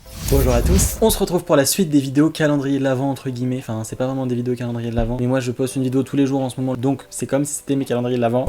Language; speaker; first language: French; native; French